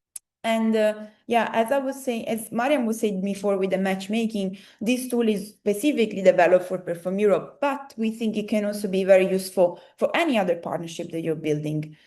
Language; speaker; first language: English; non-native, fluent; Italian